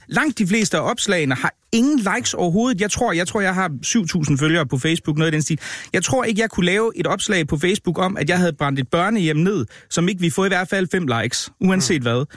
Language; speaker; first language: Danish; native; Danish